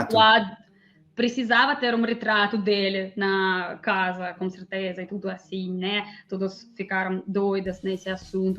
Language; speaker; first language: Portuguese; non-native, fluent; Russian